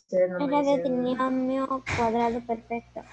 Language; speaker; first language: Spanish; native; Spanish